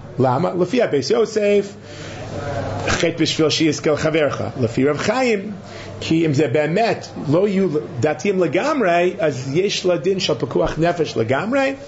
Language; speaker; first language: Hebrew; non-native, fluent; English